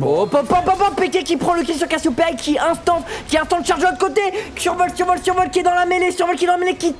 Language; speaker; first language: French; native; French